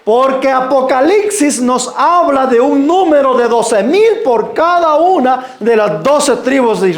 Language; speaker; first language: Spanish; native; Spanish